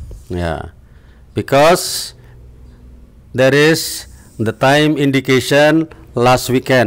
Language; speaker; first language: English; non-native, fluent; Indonesian